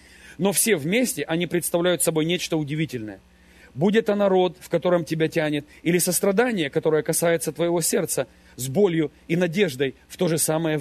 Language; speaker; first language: Russian; native; Russian